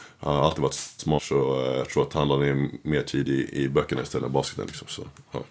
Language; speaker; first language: Swedish; native; Swedish